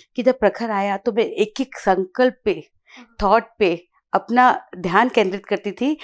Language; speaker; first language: Hindi; native; Hindi